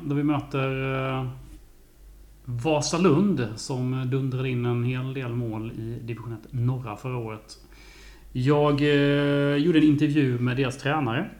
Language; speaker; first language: Swedish; native; Swedish